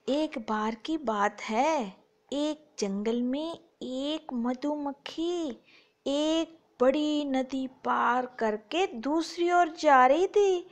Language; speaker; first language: Hindi; non-native, local second language; Punjabi